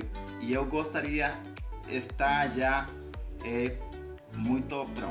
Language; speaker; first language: Portuguese; non-native, learner; Spanish